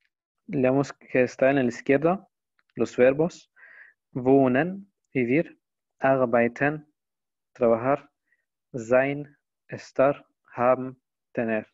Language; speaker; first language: Spanish; non-native, fluent; Arabic